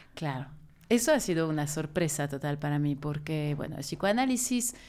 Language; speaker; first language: Spanish; non-native, fluent; French